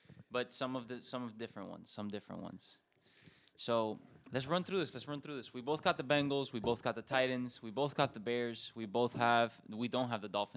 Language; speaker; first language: English; early bilingual, other home language; Spanish